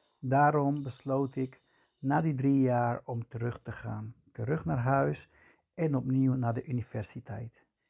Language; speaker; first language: Dutch; non-native, fluent; Spanish